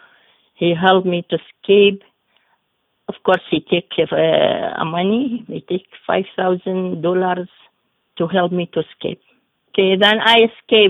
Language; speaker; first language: English; non-native, learner; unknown